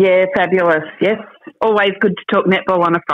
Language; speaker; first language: English; native; English